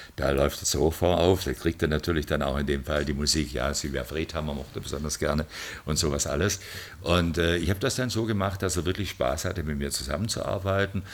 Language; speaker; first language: German; native; German